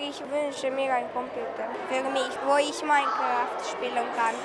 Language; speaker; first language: German; non-native, local second language; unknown